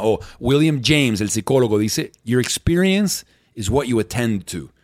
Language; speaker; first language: English; non-native, fluent; Spanish